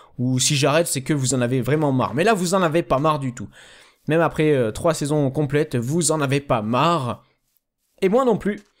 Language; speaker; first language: French; native; French